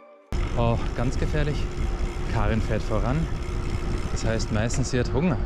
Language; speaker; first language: German; native; German